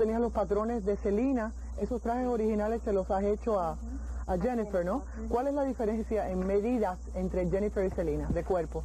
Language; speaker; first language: Spanish; native; Spanish